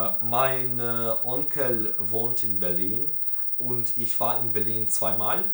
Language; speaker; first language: German; non-native, learner; Ukrainian